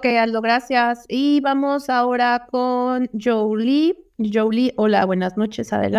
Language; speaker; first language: Spanish; native; Spanish